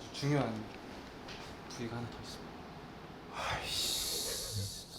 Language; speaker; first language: Korean; native; Korean